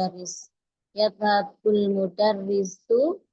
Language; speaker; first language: Arabic; non-native, learner; Indonesian